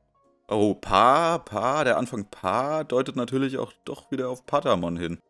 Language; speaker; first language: German; native; German